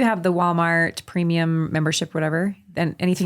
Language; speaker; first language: English; native; English